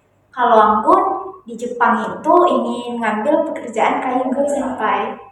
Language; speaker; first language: Indonesian; native; Indonesian